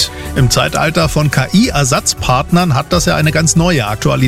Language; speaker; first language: German; native; German